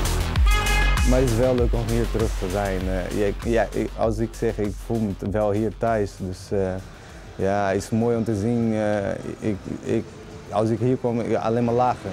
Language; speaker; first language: Dutch; non-native, learner; Portuguese